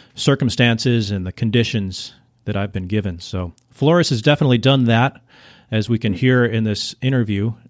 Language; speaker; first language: English; non-native, fluent; Dutch